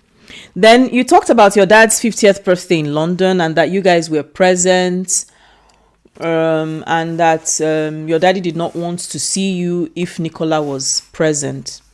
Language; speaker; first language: English; non-native, local second language; Igbo